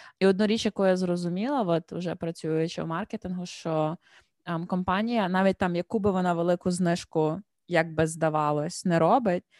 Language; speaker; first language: Ukrainian; native; Ukrainian